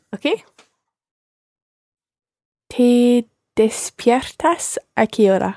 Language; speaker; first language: Spanish; non-native, learner; English